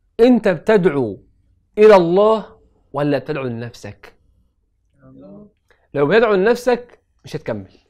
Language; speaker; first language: Arabic; native; Arabic